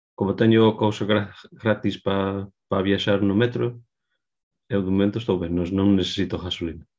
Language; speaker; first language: Galician; non-native, local second language; Spanish